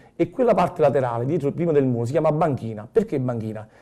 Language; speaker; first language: Italian; native; Italian